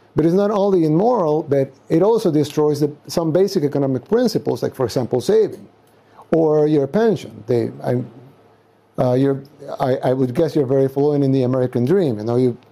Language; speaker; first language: English; non-native, fluent; Spanish